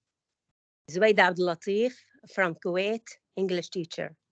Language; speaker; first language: English; non-native, fluent; Arabic